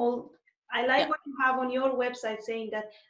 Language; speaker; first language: English; non-native, fluent; Romanian